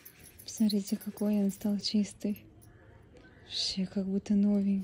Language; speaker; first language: Russian; native; Russian